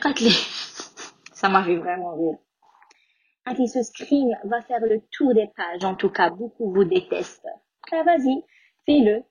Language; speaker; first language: French; non-native, local second language; Arabic